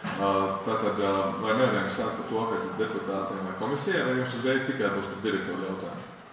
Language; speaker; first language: Latvian; native; Latvian